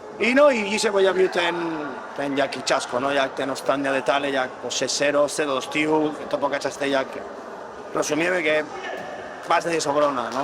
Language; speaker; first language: Polish; non-native, learner; Spanish